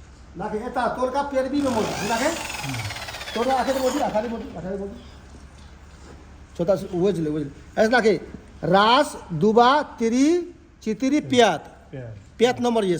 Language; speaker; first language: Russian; non-native, learner; Hindi